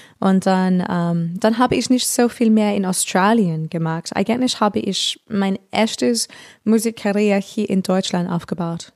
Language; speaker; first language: German; non-native, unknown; English